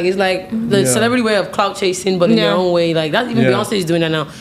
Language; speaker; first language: English; native; English